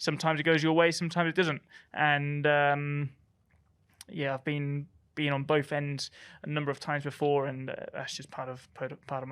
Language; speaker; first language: English; native; English